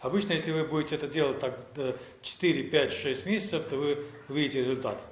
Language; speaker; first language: Russian; native; Russian